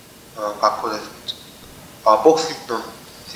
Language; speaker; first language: Japanese; non-native, learner; Korean